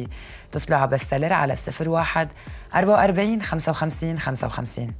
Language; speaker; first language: Arabic; native; Arabic